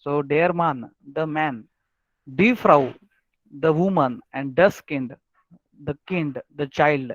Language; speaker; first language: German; non-native, learner; Marathi